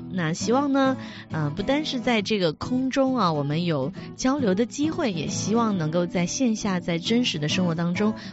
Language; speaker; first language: Chinese; native; Chinese